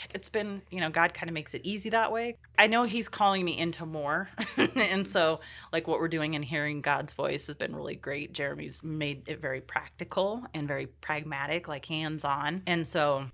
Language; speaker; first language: English; native; English